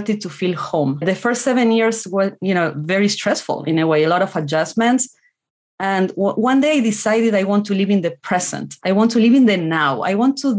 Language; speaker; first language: English; non-native, fluent; Spanish